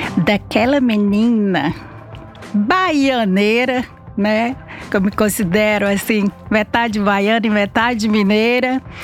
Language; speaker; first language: Portuguese; native; Portuguese